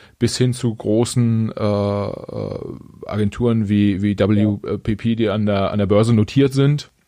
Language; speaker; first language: German; native; German